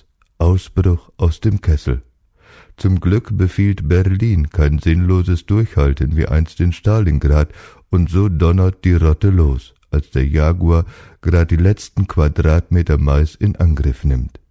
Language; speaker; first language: German; native; German